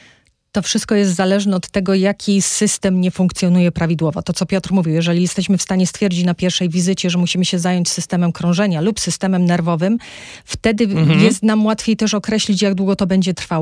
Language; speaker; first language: Polish; native; Polish